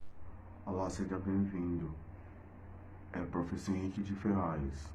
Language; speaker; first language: Portuguese; non-native, fluent; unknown